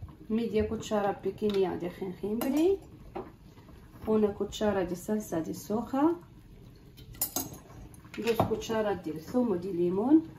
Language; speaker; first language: Spanish; non-native, fluent; Arabic